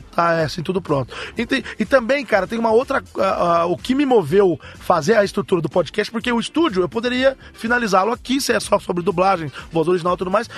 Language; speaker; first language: Portuguese; native; Portuguese